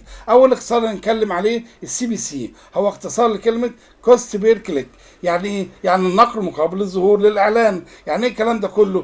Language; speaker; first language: Arabic; native; Arabic